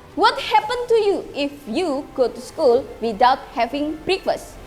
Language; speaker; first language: English; non-native, learner; Indonesian